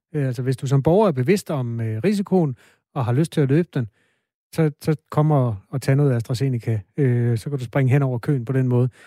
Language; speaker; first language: Danish; native; Danish